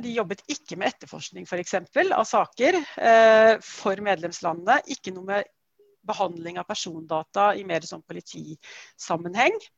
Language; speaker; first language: Norwegian; native; Norwegian